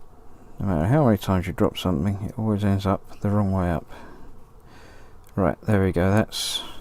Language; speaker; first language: English; native; English